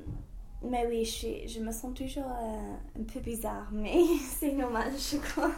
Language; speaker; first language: French; non-native, fluent; English